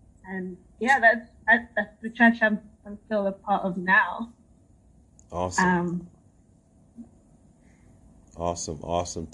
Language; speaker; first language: English; native; English